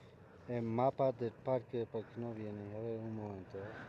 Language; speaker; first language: Spanish; native; Spanish